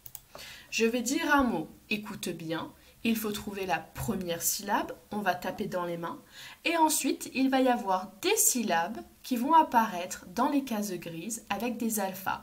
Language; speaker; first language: French; native; French